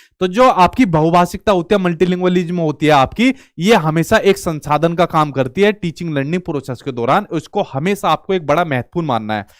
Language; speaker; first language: Hindi; native; Hindi